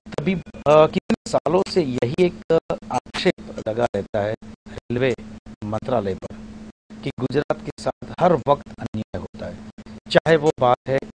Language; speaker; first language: Hindi; non-native, local second language; Gujarati